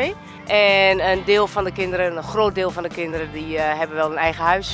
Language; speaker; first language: Dutch; native; Dutch